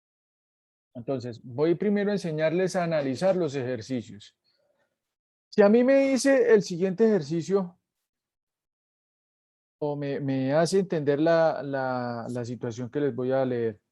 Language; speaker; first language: Spanish; native; Spanish